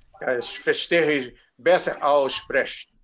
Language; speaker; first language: German; non-native, learner; Portuguese